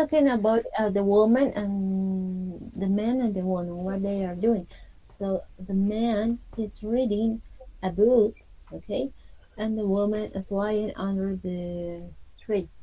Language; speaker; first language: English; non-native, fluent; Spanish